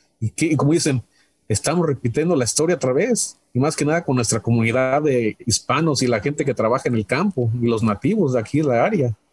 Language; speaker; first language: Spanish; native; Spanish